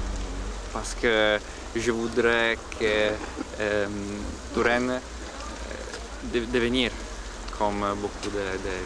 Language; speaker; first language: French; non-native, learner; Italian